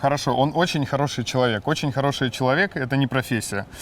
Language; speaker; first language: Russian; native; Russian